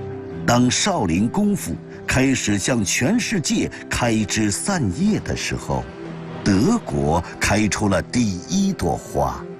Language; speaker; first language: Chinese; native; Chinese